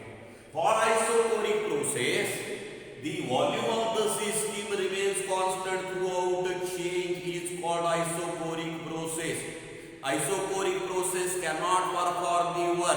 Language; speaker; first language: English; non-native, local second language; Marathi